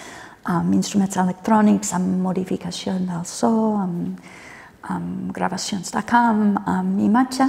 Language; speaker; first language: Catalan; non-native, fluent; English